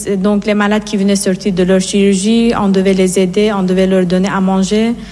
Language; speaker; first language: French; non-native, fluent; Persian